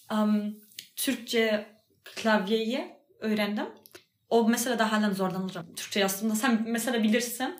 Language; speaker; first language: Turkish; early bilingual, heritage; Turkish